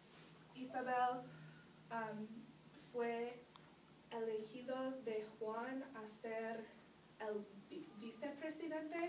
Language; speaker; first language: Spanish; non-native, learner; English